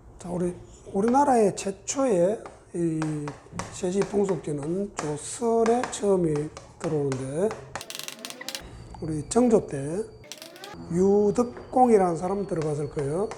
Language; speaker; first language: Korean; native; Korean